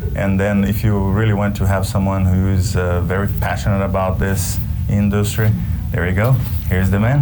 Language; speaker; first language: English; non-native, fluent; Portuguese